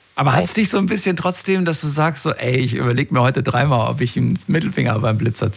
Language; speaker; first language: German; native; German